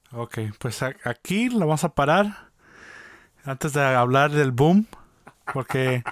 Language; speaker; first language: Spanish; early bilingual, other home language; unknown